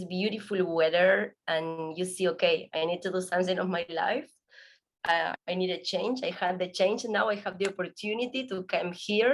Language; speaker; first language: English; non-native, learner; Spanish